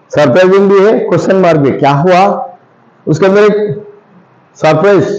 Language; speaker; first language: Hindi; non-native, local second language; Telugu